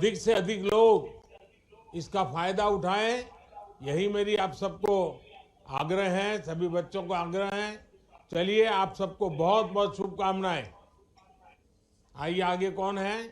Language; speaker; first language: Hindi; non-native, local second language; Gujarati